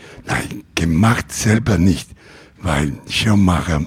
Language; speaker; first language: German; non-native, learner; Italian